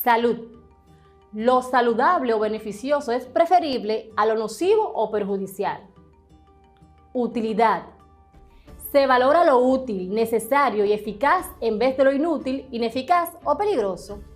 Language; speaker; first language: Spanish; native; Spanish